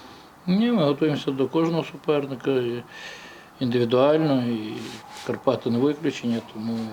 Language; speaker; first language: Ukrainian; native; Ukrainian